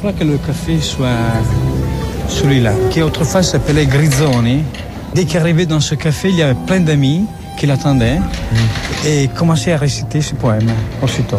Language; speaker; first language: French; non-native, fluent; Italian